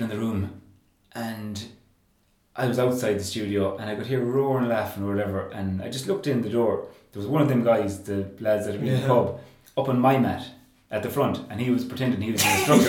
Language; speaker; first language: English; native; English